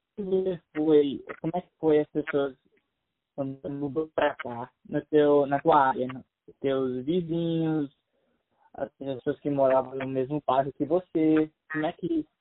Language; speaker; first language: Portuguese; early bilingual, heritage; Portuguese